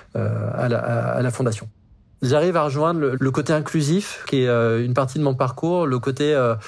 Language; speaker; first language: French; native; French